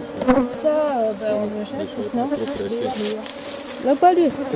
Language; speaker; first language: French; native; French